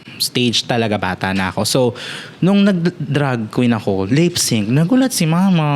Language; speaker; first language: Filipino; native; Filipino